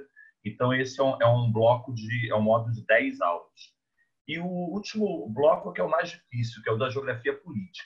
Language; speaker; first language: Portuguese; native; Portuguese